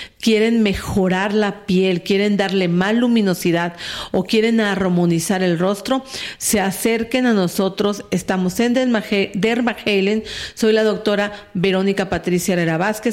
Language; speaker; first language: Spanish; native; Spanish